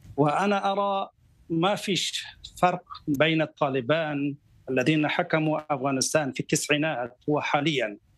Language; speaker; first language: Arabic; non-native, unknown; Persian